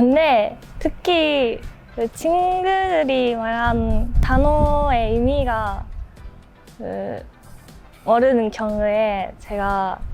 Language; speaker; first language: Korean; non-native, learner; Japanese